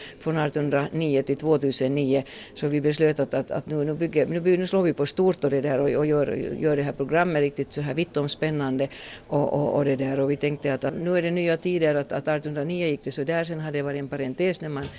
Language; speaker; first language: Swedish; native; Swedish